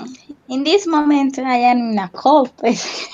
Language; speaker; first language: English; non-native, learner; Spanish